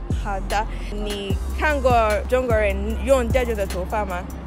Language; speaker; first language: Chinese; non-native, learner; Yoruba